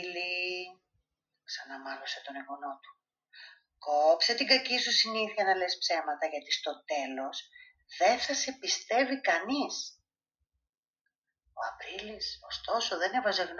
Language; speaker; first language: Greek; native; Greek